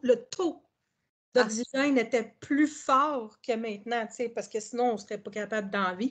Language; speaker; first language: French; native; French